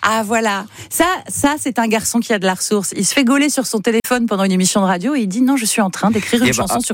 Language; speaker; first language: French; native; French